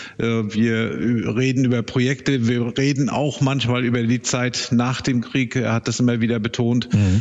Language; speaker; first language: German; native; German